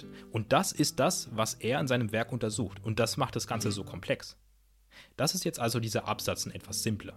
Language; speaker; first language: German; native; German